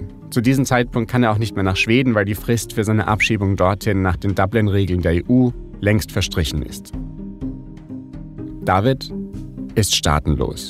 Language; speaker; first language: German; native; German